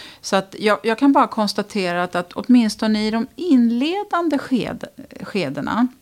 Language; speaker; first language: Swedish; native; Swedish